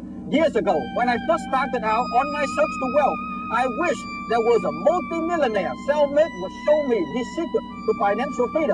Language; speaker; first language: English; non-native, fluent; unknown